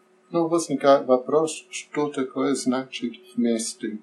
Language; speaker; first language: Russian; non-native, learner; English